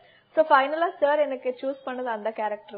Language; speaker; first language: Tamil; non-native, fluent; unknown